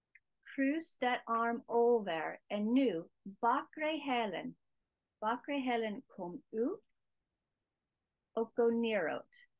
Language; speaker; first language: Swedish; non-native, learner; English